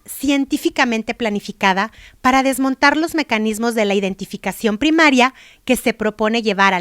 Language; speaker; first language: Spanish; native; Spanish